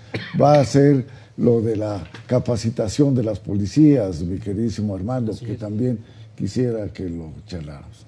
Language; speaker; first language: Spanish; native; Spanish